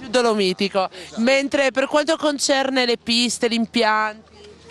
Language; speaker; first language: Italian; native; Italian